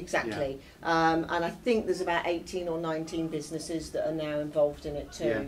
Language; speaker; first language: English; native; English